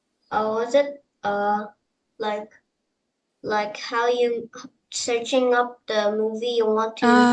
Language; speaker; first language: English; non-native, fluent; Indonesian